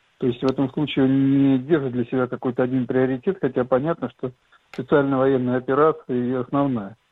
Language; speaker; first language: Russian; native; Russian